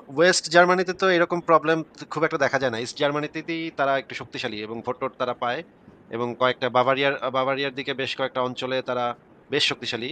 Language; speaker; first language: Bangla; native; Bangla